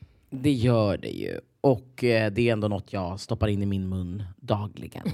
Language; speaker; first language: Swedish; native; Swedish